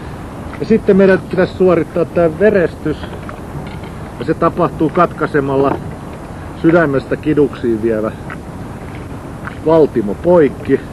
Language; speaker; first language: Finnish; native; Finnish